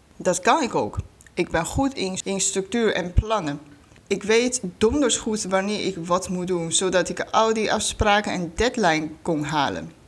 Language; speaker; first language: Dutch; non-native, fluent; Chinese